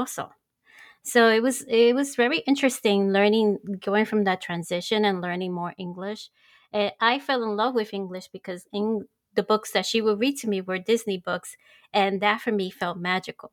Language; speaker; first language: English; early bilingual, other home language; Spanish